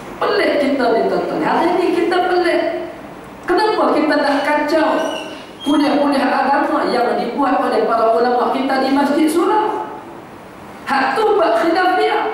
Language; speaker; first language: Malay; native; Malay